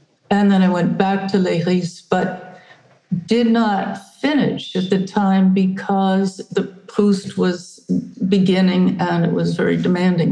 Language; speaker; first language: English; native; English